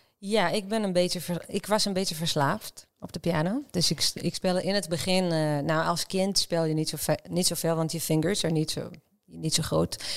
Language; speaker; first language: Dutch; non-native, fluent; Hebrew